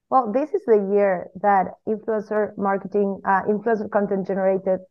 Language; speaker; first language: English; non-native, fluent; Spanish